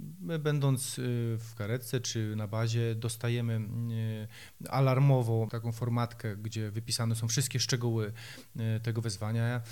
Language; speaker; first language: Polish; native; Polish